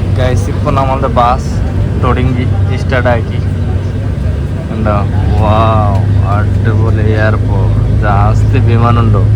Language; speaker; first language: Malayalam; non-native, learner; Bangla